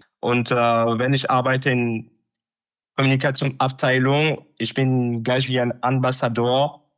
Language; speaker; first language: German; non-native, learner; French